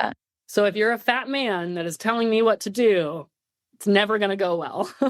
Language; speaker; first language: English; native; English